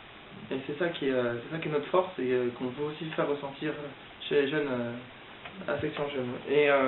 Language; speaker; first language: French; native; French